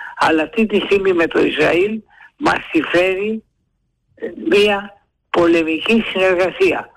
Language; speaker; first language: Greek; native; Greek